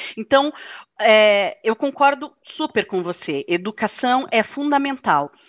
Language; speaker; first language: Portuguese; native; Portuguese